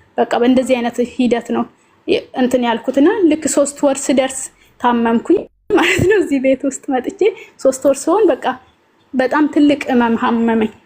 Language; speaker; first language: Amharic; native; Amharic